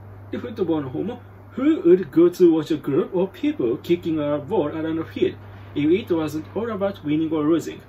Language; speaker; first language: English; non-native, fluent; Japanese